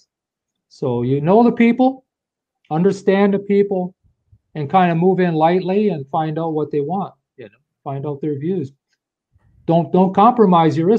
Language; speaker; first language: English; native; English